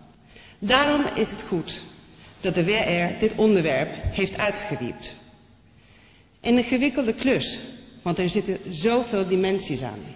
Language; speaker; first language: Dutch; non-native, fluent; Spanish